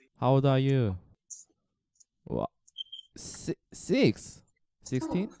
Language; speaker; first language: English; non-native, learner; Korean